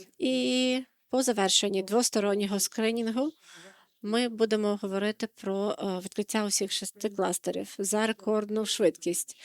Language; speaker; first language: Ukrainian; non-native, fluent; Dutch